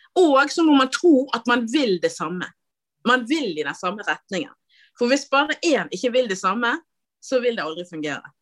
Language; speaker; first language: Norwegian; native; Norwegian